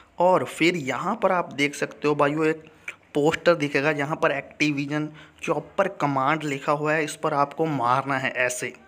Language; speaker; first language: Hindi; native; Hindi